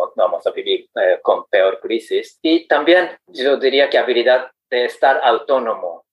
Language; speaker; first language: Spanish; non-native, fluent; Japanese